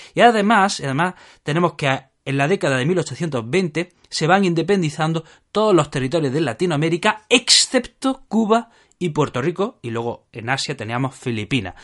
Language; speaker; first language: Spanish; native; Spanish